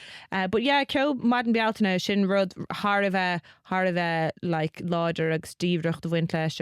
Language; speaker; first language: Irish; non-native, local second language; English